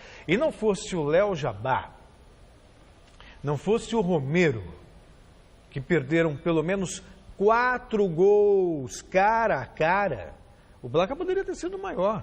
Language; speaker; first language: Portuguese; native; Portuguese